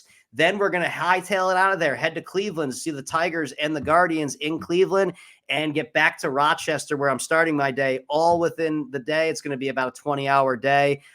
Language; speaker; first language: English; native; English